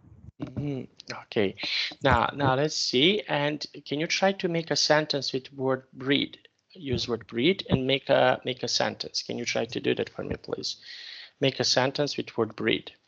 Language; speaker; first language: English; non-native, fluent; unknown